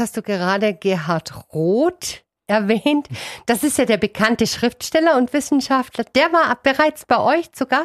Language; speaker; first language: German; native; German